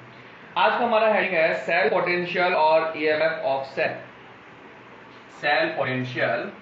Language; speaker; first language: Hindi; native; Hindi